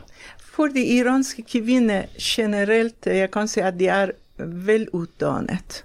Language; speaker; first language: Norwegian; non-native, fluent; Persian